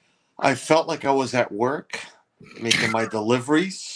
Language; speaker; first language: English; native; English